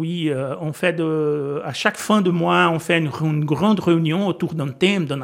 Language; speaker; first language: French; non-native, fluent; Portuguese